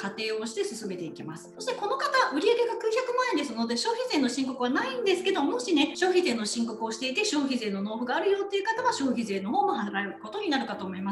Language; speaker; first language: Japanese; native; Japanese